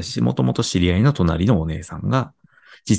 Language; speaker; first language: Japanese; native; Japanese